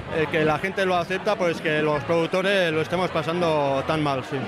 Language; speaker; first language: Spanish; native; Spanish